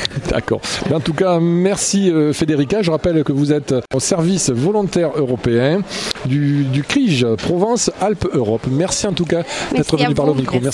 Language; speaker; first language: French; native; French